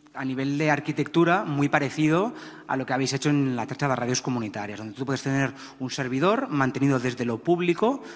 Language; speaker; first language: Spanish; non-native, local second language; Catalan